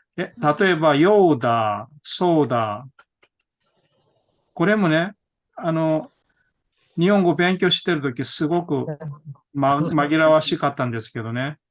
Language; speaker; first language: Japanese; non-native, fluent; Korean